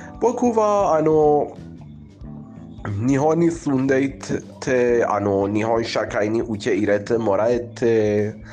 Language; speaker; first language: Japanese; non-native, fluent; Persian